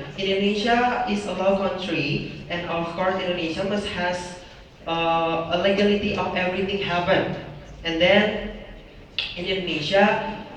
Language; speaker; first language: English; non-native, learner; Indonesian